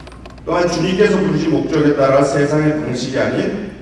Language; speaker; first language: Korean; native; Korean